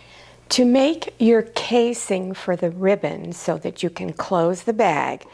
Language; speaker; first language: English; native; English